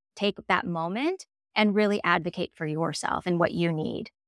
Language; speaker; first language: English; native; English